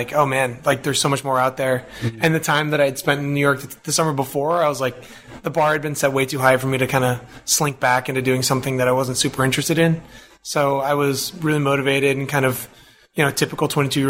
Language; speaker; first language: English; native; English